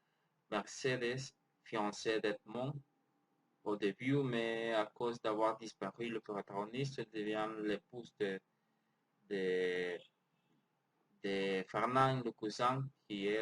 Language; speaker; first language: French; non-native, learner; Spanish